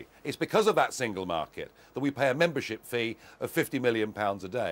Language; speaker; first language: English; native; English